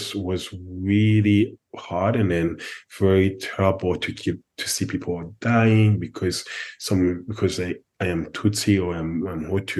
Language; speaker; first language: English; non-native, fluent; French